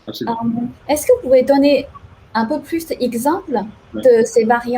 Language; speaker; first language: French; non-native, fluent; Chinese